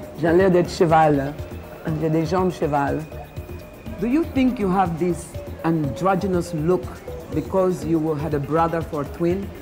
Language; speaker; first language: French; non-native, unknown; English